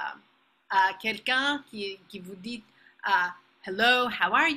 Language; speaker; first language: French; non-native, fluent; English